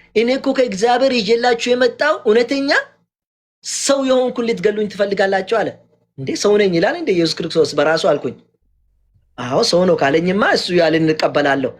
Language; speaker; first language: Amharic; non-native, local second language; Oromo